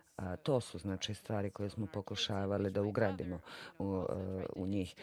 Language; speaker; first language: Bosnian; non-native, fluent; English